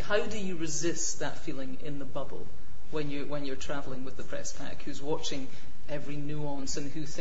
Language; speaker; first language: English; native; English